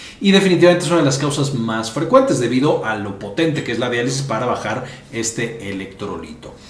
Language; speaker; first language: Spanish; native; Spanish